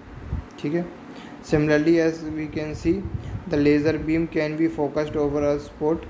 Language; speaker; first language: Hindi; native; Hindi